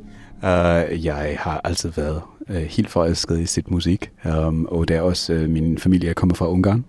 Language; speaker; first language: Danish; non-native, fluent; English